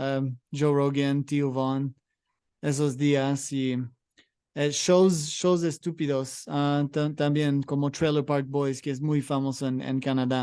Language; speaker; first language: Spanish; non-native, learner; English